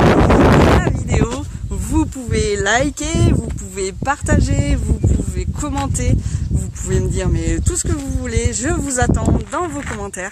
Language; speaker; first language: French; native; French